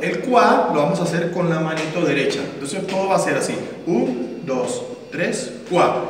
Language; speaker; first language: Spanish; native; Spanish